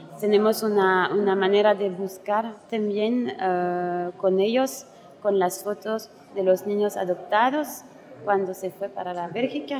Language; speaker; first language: Spanish; non-native, learner; French